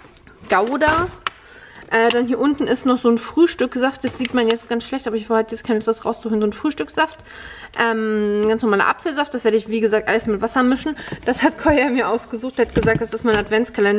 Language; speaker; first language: German; native; German